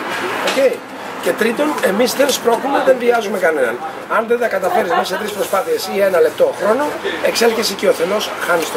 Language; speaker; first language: Greek; native; Greek